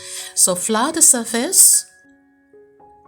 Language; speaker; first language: English; native; English